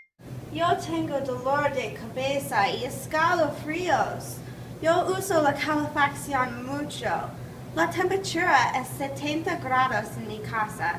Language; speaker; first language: Spanish; non-native, learner; English